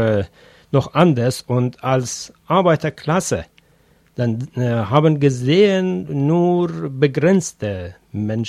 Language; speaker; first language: German; non-native, fluent; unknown